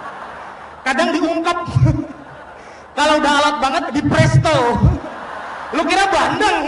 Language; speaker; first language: Indonesian; native; Indonesian